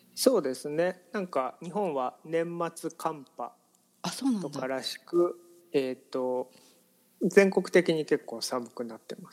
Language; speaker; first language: Japanese; native; Japanese